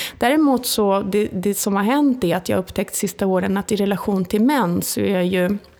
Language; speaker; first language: Swedish; early bilingual, other home language; Italian